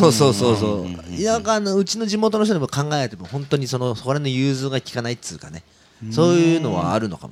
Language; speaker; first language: Japanese; native; Japanese